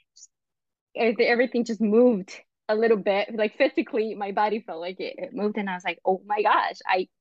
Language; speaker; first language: English; non-native, fluent; Spanish